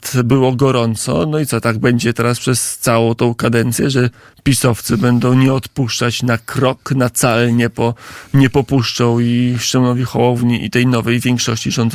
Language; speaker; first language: Polish; native; Polish